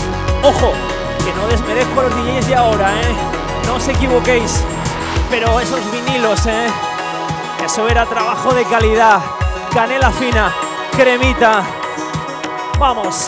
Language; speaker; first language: Spanish; native; Spanish